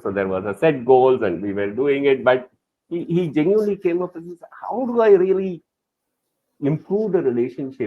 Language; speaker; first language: English; non-native, local second language; Tamil